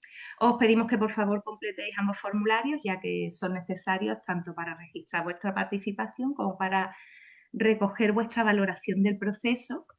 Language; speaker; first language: Spanish; native; Spanish